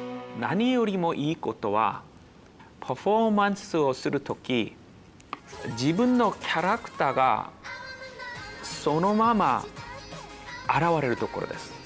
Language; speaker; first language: Japanese; non-native, fluent; Korean